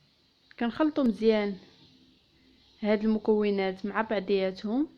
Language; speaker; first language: Arabic; native; Arabic